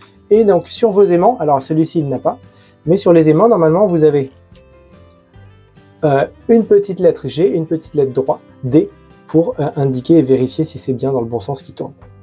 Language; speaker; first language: French; native; French